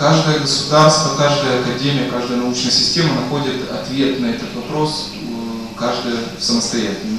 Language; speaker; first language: Russian; native; Russian